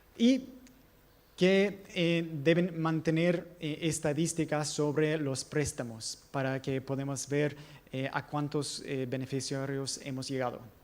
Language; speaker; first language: Spanish; non-native, fluent; English